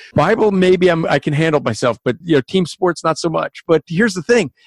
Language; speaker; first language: English; native; English